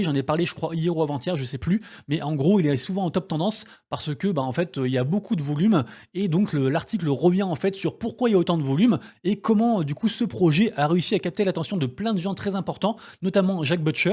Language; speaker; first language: French; native; French